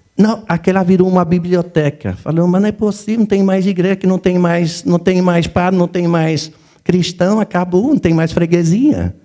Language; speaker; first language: Portuguese; non-native, fluent; French